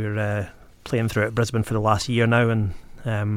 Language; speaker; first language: English; native; English